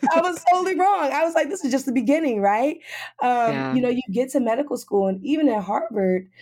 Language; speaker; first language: English; native; English